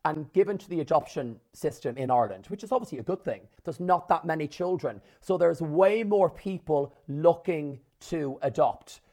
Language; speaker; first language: English; native; English